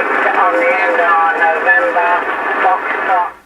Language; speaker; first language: English; non-native, learner; Italian